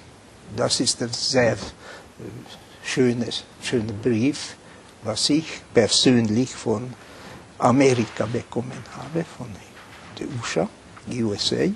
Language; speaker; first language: German; non-native, fluent; Hungarian